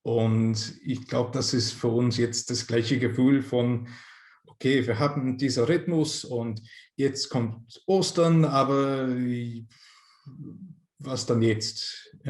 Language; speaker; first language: German; non-native, fluent; English